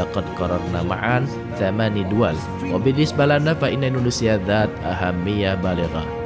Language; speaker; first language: Arabic; non-native, fluent; Indonesian